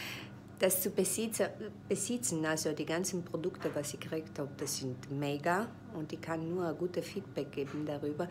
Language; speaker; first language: German; non-native, fluent; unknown